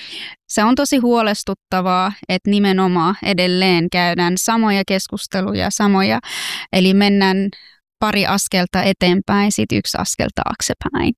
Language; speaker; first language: Finnish; non-native, fluent; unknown